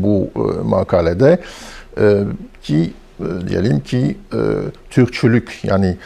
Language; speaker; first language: Turkish; non-native, fluent; French